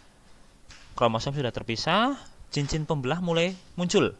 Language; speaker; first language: Indonesian; native; Indonesian